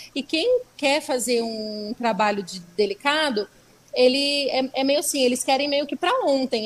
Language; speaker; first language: Portuguese; native; Portuguese